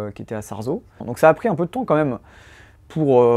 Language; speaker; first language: French; native; French